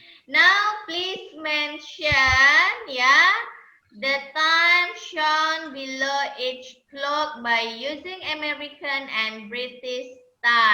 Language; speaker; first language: English; non-native, fluent; Indonesian